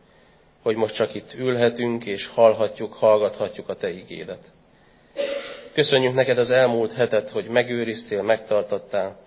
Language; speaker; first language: Hungarian; native; Hungarian